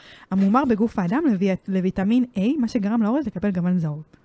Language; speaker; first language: Hebrew; native; Hebrew